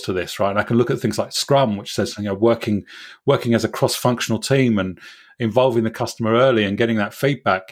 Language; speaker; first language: English; native; English